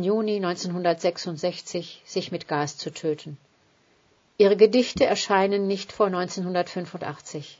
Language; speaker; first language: German; native; German